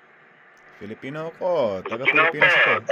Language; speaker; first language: Filipino; non-native, learner; English